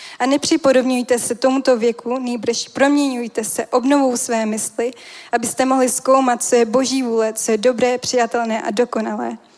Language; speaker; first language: Czech; native; Czech